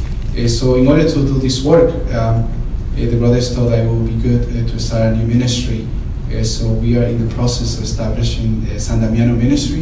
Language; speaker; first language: English; non-native, fluent; Spanish